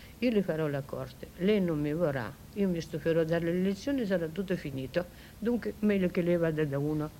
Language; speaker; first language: Italian; non-native, fluent; Russian